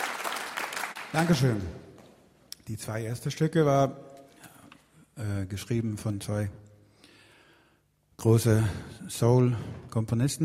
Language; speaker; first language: German; non-native, fluent; Swedish